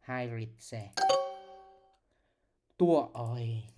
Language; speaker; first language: Finnish; non-native, learner; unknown